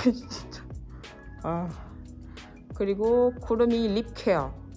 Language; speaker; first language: Korean; non-native, fluent; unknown